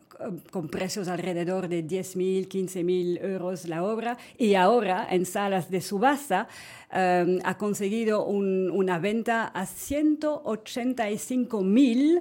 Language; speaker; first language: Spanish; non-native, fluent; French